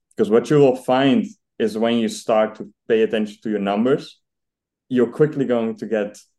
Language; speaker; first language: English; non-native, fluent; Dutch